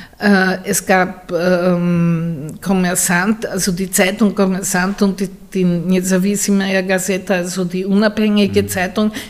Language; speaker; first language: German; native; German